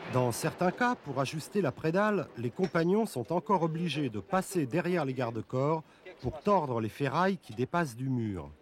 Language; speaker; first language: French; native; French